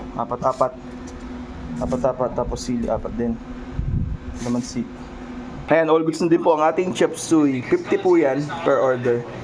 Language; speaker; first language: Filipino; non-native, local second language; Pampanga